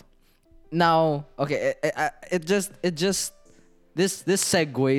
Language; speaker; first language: English; non-native, local second language; Filipino